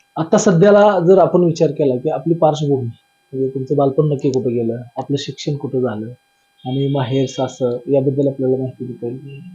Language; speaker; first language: Marathi; native; Marathi